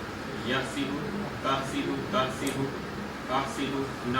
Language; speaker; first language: Arabic; non-native, learner; Urdu